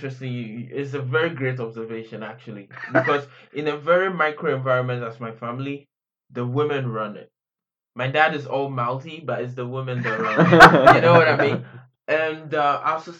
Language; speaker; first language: English; non-native, local second language; Akan